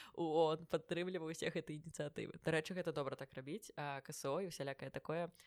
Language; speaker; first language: Belarusian; non-native, local second language; Russian